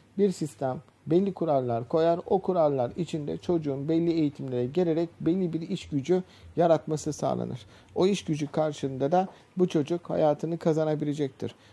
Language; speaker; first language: Turkish; native; Turkish